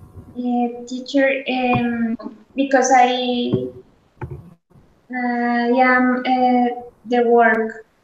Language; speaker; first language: English; non-native, learner; Spanish